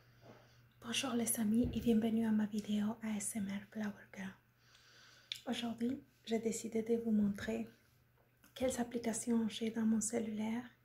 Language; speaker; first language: French; non-native, fluent; Spanish